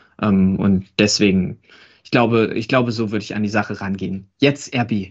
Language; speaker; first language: German; native; German